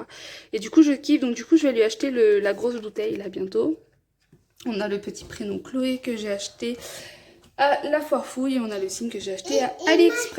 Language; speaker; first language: French; native; French